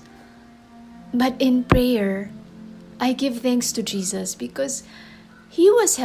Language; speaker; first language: English; non-native, local second language; Filipino